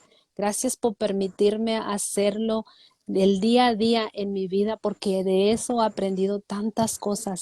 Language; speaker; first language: Spanish; native; Spanish